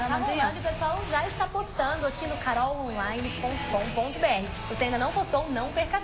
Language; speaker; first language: Portuguese; native; Portuguese